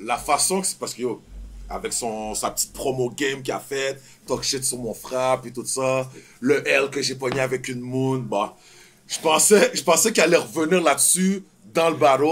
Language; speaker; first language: French; native; French